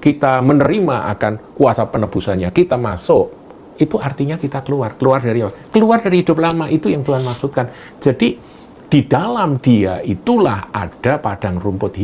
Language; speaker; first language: Indonesian; native; Indonesian